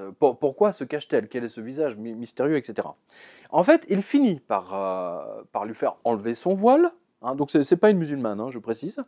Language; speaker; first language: French; native; French